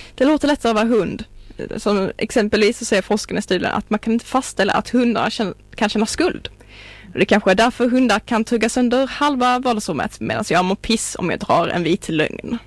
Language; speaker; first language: Swedish; native; Swedish